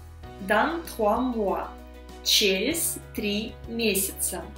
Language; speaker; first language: French; non-native, fluent; Russian